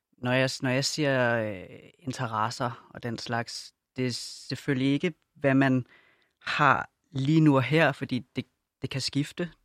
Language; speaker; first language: Danish; native; Danish